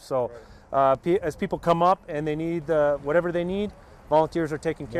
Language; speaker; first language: English; native; English